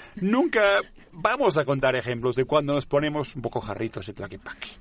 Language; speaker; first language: Spanish; non-native, local second language; Catalan